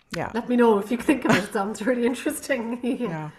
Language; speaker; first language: English; non-native, local second language; Irish